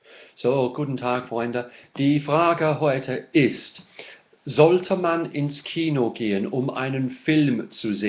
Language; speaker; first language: German; non-native, fluent; English